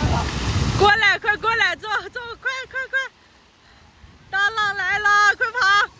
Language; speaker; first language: Chinese; native; Chinese